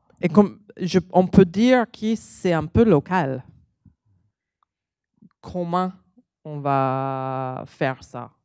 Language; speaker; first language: French; non-native, learner; English